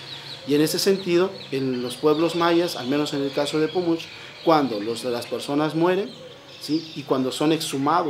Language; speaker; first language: Spanish; native; Spanish